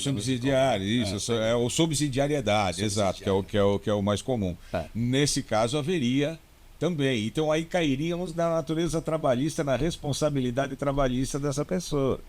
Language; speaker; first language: Portuguese; native; Portuguese